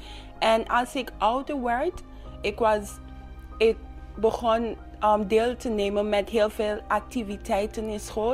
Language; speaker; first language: Dutch; non-native, local second language; English